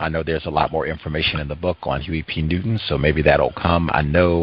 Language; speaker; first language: English; native; English